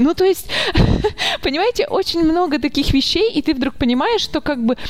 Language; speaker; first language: Russian; native; Russian